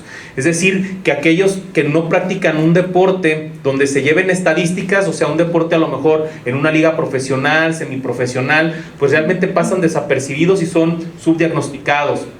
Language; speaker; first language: Spanish; native; Spanish